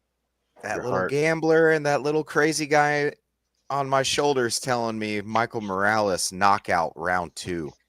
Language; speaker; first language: English; native; English